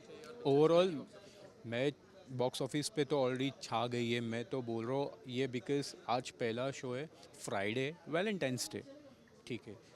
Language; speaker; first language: Hindi; native; Hindi